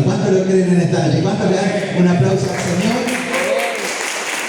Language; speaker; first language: Spanish; native; Spanish